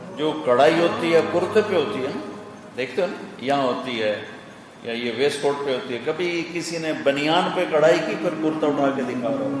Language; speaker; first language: Urdu; non-native, local second language; Punjabi